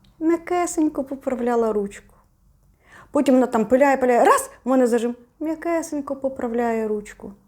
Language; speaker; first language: Ukrainian; non-native, local second language; Russian